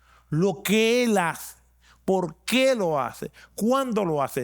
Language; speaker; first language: Spanish; native; Spanish